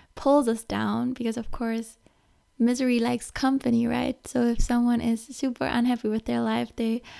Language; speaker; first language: English; non-native, fluent; German